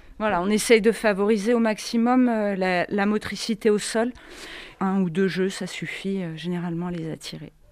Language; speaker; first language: French; native; French